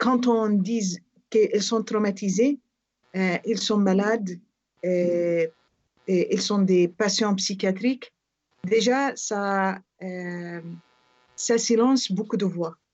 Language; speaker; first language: French; non-native, fluent; Arabic